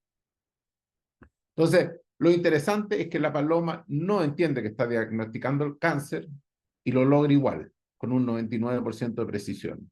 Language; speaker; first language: Spanish; native; Spanish